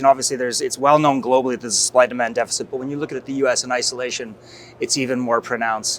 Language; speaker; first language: English; native; English